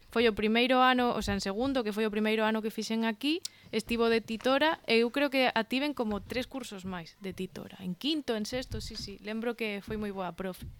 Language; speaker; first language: Galician; non-native, local second language; Spanish